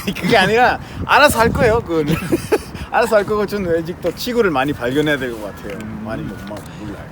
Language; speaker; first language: Korean; non-native, fluent; Spanish